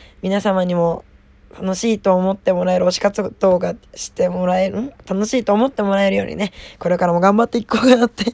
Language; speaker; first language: Japanese; native; Japanese